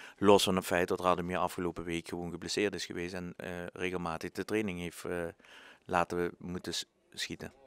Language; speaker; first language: Dutch; native; Dutch